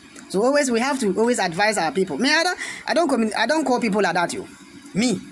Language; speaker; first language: English; non-native, local second language; Akan